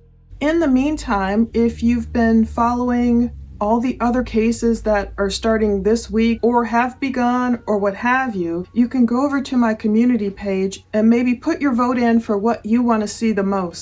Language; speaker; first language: English; native; English